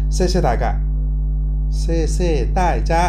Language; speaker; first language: Chinese; non-native, local second language; Cantonese